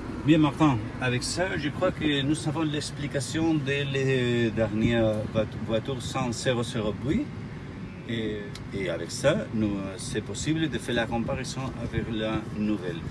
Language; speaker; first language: French; non-native, learner; Spanish